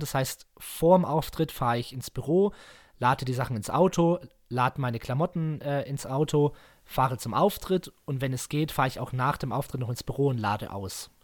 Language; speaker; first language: German; native; German